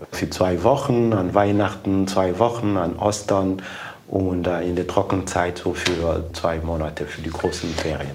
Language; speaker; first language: German; non-native, fluent; Lingala